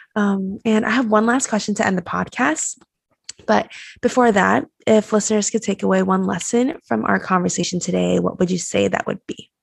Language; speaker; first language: English; non-native, fluent; Chinese